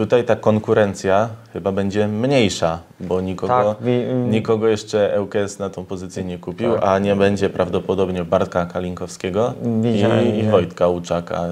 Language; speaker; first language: Polish; native; Polish